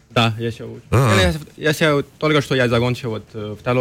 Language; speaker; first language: Russian; non-native, learner; Chinese